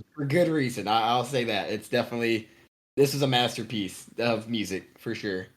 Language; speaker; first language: English; native; English